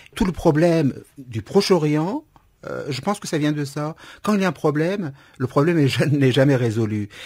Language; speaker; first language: French; non-native, fluent; Kurdish